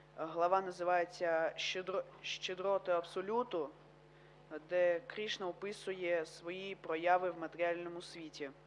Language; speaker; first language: Ukrainian; non-native, local second language; Russian